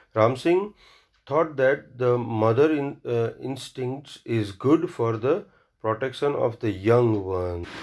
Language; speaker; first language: English; non-native, local second language; Gujarati